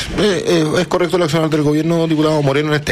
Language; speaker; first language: Spanish; native; Spanish